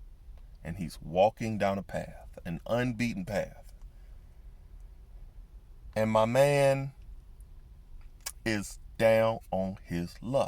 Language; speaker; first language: English; native; English